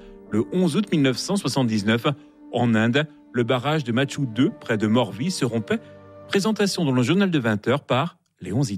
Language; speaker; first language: French; native; French